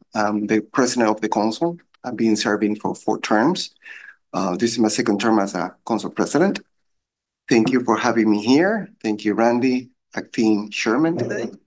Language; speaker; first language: English; non-native, fluent; Spanish